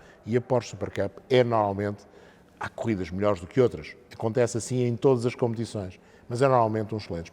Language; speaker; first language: Portuguese; native; Portuguese